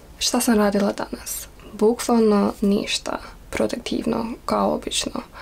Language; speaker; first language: Serbian; early bilingual, heritage; Serbian